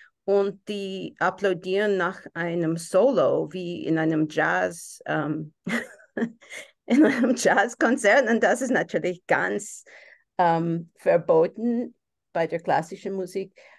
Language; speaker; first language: German; non-native, fluent; English